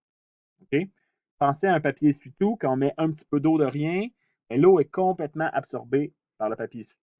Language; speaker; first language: French; native; French